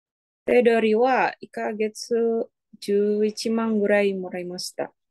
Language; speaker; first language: Japanese; non-native, learner; Indonesian